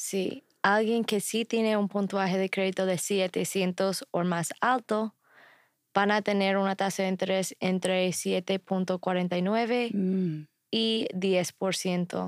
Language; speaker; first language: Spanish; non-native, fluent; English